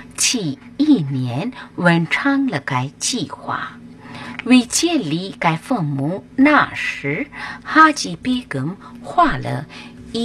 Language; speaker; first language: Chinese; non-native, fluent; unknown